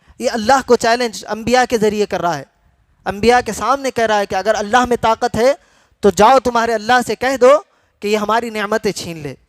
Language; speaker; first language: Urdu; native; Urdu